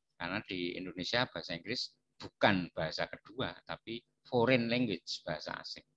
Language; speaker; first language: Indonesian; non-native, local second language; Javanese